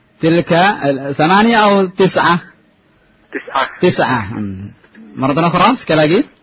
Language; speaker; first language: Arabic; non-native, fluent; Indonesian